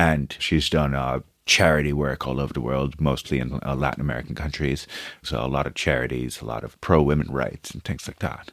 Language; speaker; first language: English; early bilingual, other home language; Portuguese